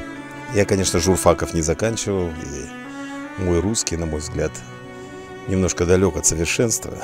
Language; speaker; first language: Russian; native; Russian